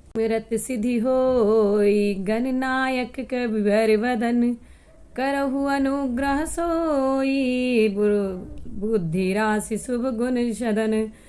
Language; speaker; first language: Hindi; native; Hindi